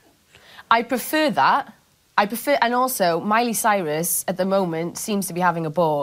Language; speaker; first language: English; native; English